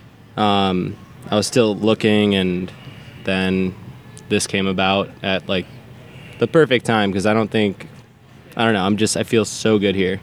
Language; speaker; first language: English; native; English